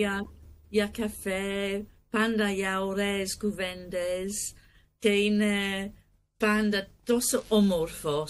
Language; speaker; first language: Greek; non-native, learner; English